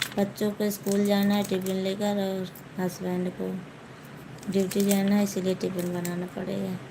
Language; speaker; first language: Hindi; native; Hindi